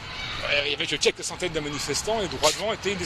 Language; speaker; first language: French; native; French